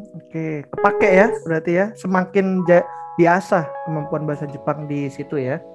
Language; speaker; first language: Indonesian; native; Indonesian